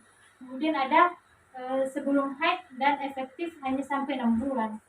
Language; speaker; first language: Indonesian; native; Indonesian